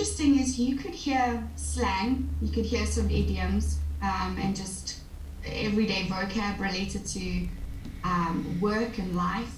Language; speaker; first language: English; native; English